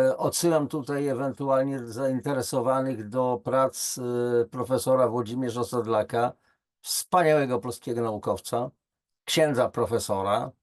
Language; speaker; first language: Polish; native; Polish